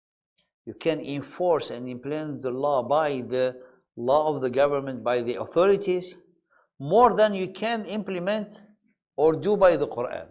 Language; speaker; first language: English; non-native, fluent; Arabic